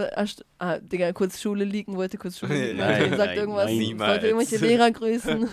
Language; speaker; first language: German; native; German